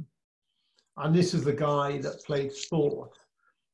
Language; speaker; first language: English; native; English